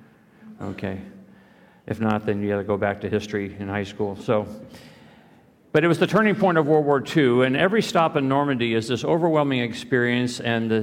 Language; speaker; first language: English; native; English